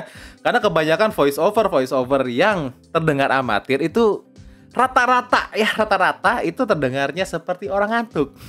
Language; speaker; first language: Indonesian; native; Indonesian